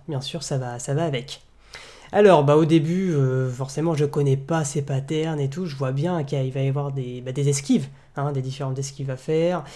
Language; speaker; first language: French; native; French